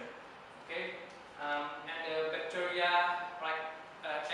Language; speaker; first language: English; non-native, learner; Indonesian